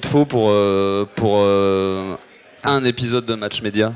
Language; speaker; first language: French; native; French